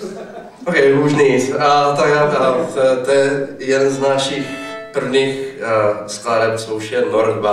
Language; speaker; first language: Czech; non-native, learner; English